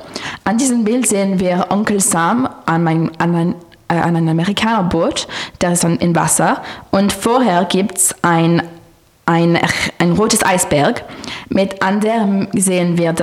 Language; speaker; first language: German; non-native, learner; French